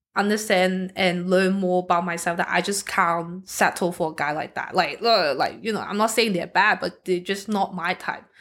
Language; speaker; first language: English; non-native, local second language; Cantonese